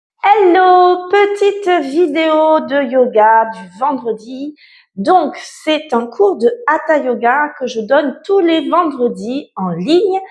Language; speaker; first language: French; native; French